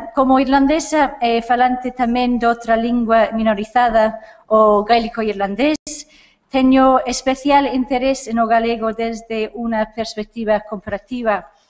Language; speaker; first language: Galician; non-native, fluent; English